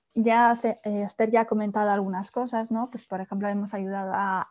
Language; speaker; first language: Spanish; native; Spanish